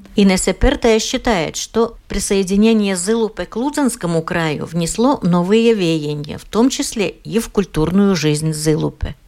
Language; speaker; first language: Russian; non-native, local second language; Latvian